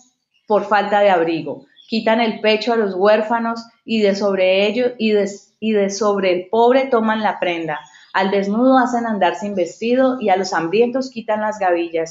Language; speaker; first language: Spanish; native; Spanish